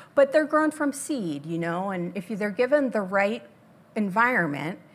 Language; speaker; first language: English; native; English